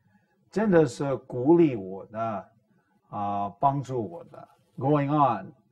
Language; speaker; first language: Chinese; non-native, fluent; English